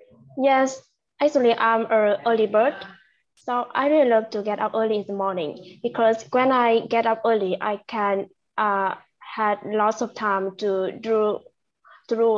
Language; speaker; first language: English; non-native, learner; Vietnamese